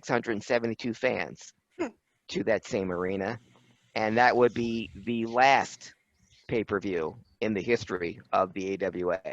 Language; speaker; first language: English; native; English